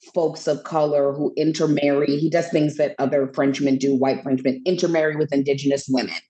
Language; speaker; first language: English; native; English